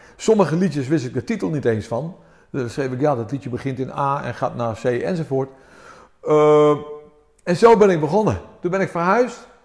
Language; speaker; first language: Dutch; early bilingual, other home language; Armenian